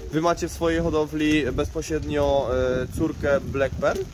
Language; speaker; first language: Polish; native; Polish